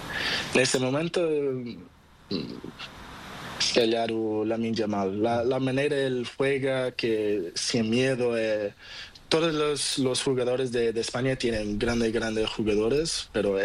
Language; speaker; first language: Spanish; non-native, learner; Portuguese